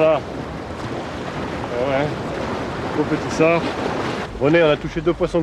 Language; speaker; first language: French; native; French